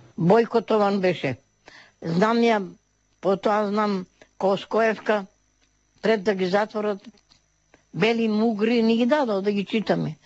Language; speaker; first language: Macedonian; native; Macedonian